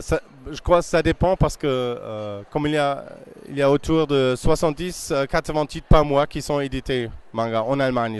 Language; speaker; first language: French; non-native, fluent; German